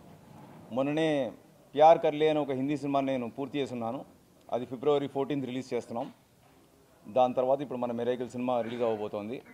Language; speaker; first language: Telugu; native; Telugu